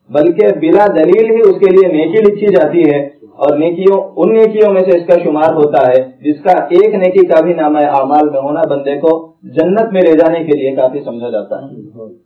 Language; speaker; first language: Urdu; native; Urdu